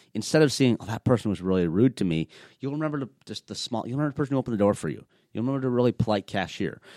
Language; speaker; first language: English; native; English